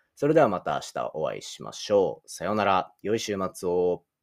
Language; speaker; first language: Japanese; native; Japanese